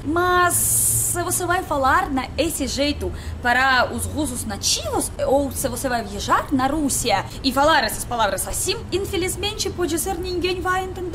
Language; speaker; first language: Portuguese; non-native, learner; Russian